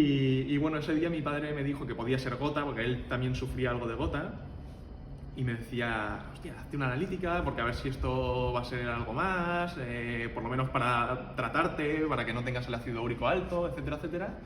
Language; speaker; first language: Spanish; native; Spanish